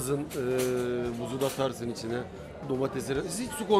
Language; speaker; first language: Turkish; native; Turkish